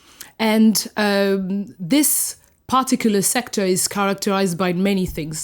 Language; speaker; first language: English; non-native, fluent; French